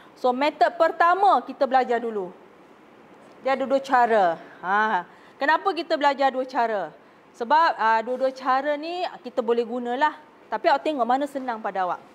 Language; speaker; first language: Malay; native; Malay